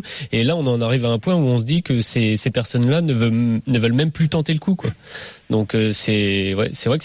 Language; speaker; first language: French; native; French